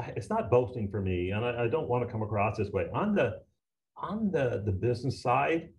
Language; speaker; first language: English; native; English